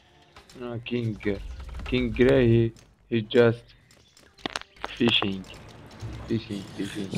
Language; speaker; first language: English; non-native, learner; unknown